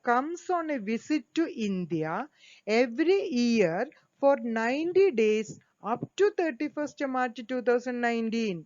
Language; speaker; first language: English; non-native, local second language; Malayalam